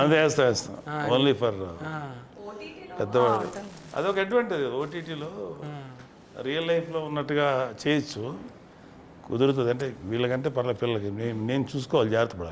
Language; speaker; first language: Telugu; native; Telugu